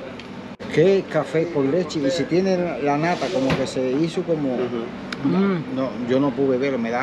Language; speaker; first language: Spanish; native; Spanish